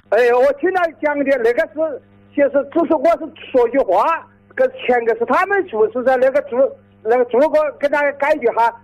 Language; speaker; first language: Chinese; native; Chinese